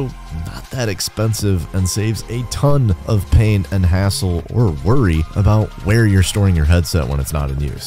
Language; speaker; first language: English; native; English